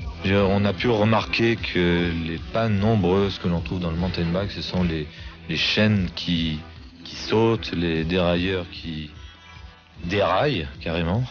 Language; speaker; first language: French; native; French